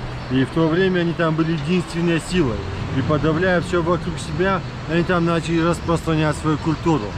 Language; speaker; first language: Russian; native; Russian